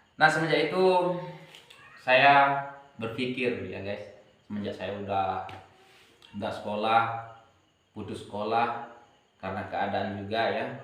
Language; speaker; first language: Malay; non-native, local second language; Sasak